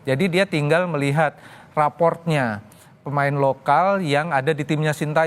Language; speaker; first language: Indonesian; native; Indonesian